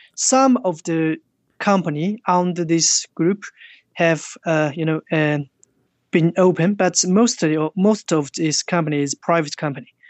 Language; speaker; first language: English; non-native, fluent; Chinese